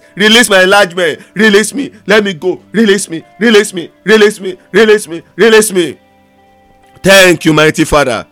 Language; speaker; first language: English; non-native, local second language; Yoruba